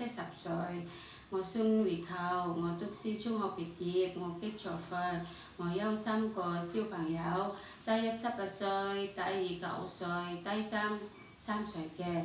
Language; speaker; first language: Cantonese; non-native, learner; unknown